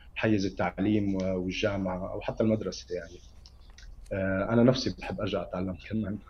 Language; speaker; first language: Arabic; native; Arabic